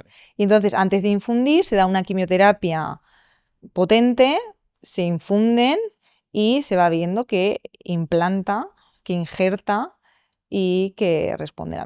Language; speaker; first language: Spanish; native; Spanish